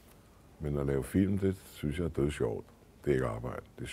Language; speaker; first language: Danish; native; Danish